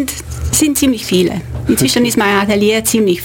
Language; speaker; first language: German; non-native, fluent; Romanian